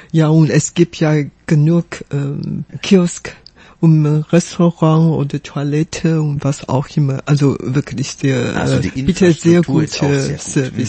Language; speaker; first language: German; non-native, fluent; Chinese